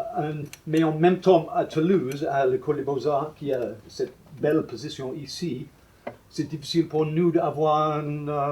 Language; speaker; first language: French; non-native, fluent; English